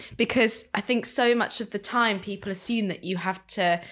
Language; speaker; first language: English; native; English